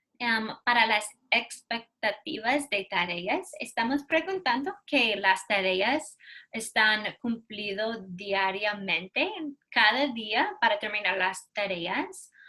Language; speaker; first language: Spanish; non-native, learner; English